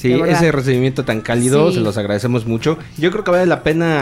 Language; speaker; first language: Spanish; native; Spanish